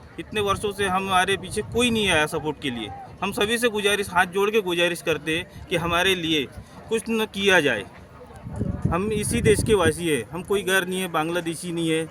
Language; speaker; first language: Hindi; native; Hindi